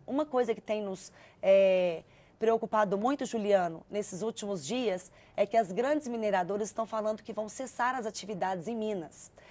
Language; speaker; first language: Portuguese; native; Portuguese